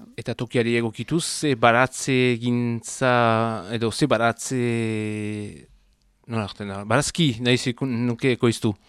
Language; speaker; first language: Basque; native; Basque